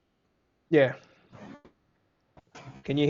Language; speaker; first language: English; non-native, fluent; Vietnamese